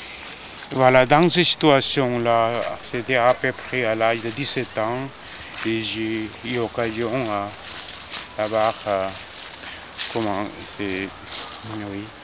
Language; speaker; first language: French; non-native, fluent; Korean